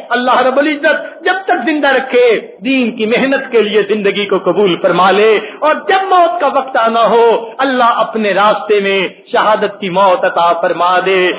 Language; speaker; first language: Urdu; non-native, local second language; Punjabi